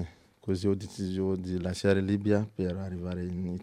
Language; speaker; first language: Italian; non-native, learner; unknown